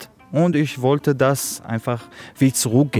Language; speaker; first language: German; non-native, local second language; Arabic